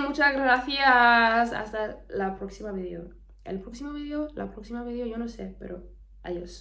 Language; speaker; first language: Spanish; non-native, fluent; English